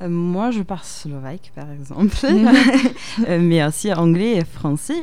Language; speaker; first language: French; non-native, fluent; Slovak